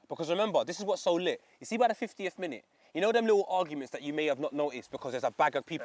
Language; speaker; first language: English; native; English